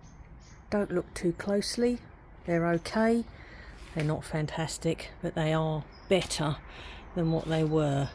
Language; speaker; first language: English; native; English